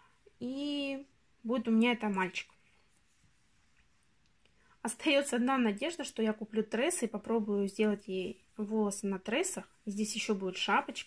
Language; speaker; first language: Russian; native; Russian